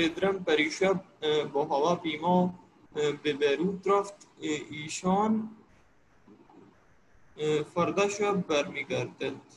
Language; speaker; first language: Persian; non-native, learner; Urdu